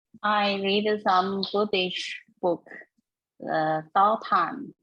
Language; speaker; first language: English; non-native, learner; Chinese